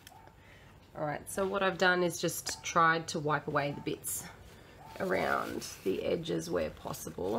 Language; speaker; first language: English; native; English